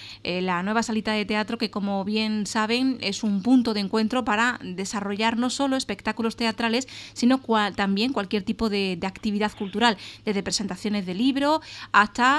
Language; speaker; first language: Spanish; native; Spanish